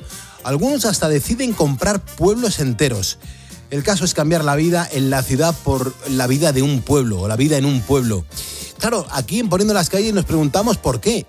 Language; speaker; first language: Spanish; native; Spanish